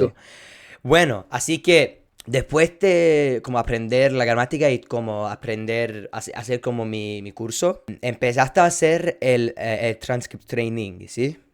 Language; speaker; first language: Spanish; non-native, fluent; English